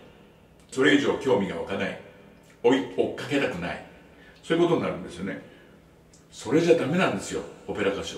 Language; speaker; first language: Japanese; native; Japanese